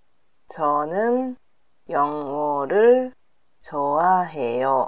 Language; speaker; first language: Korean; non-native, learner; Japanese